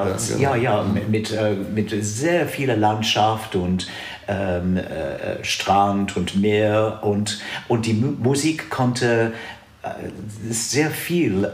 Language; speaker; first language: German; non-native, fluent; English